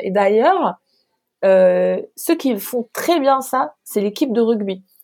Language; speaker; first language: French; non-native, local second language; Arabic